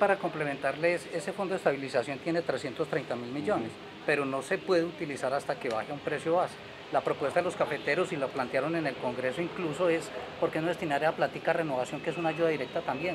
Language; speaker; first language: Spanish; native; Spanish